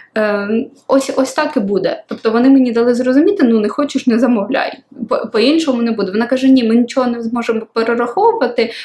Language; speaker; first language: Ukrainian; non-native, local second language; Russian